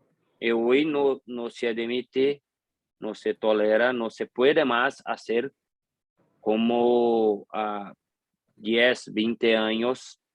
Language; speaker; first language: Spanish; non-native, fluent; Portuguese